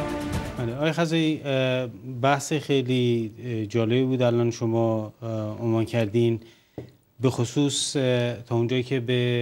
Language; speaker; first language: Persian; native; Persian